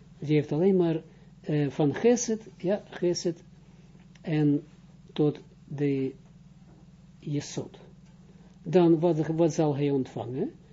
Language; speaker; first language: Dutch; non-native, fluent; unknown